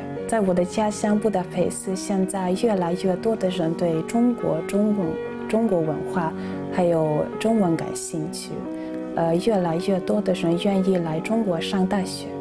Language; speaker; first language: Chinese; non-native, fluent; Hungarian